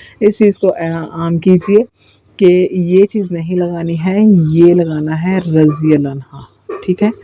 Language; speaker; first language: Urdu; native; Urdu